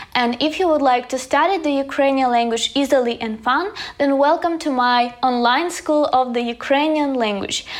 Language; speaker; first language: English; non-native, fluent; Ukrainian